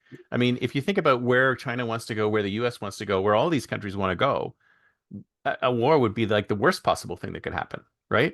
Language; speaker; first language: English; native; English